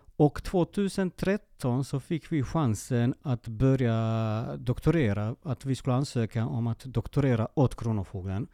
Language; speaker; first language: Swedish; early bilingual, other home language; Serbian